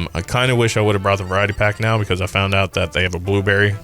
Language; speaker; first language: English; native; English